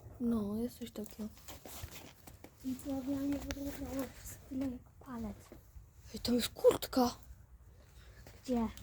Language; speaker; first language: Polish; native; Polish